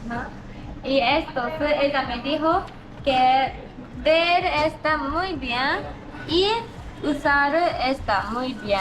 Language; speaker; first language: Spanish; non-native, learner; Japanese